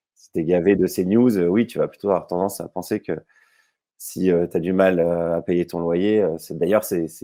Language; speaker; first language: French; native; French